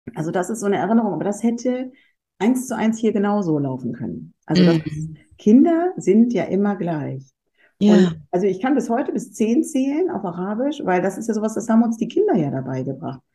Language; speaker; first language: German; native; German